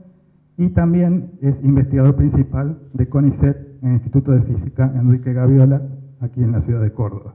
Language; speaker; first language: Spanish; native; Spanish